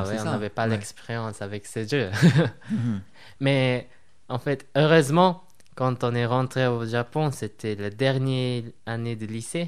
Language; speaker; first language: French; non-native, fluent; Japanese